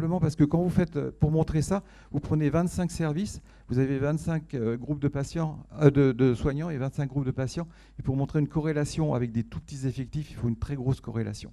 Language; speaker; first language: French; native; French